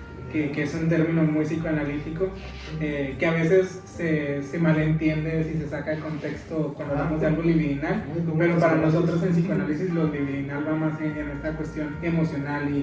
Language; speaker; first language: Spanish; native; Spanish